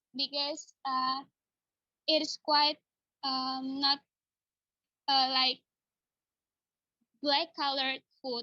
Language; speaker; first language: English; non-native, learner; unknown